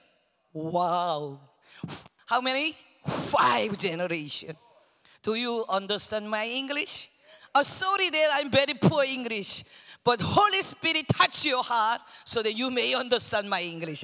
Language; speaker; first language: English; non-native, learner; Korean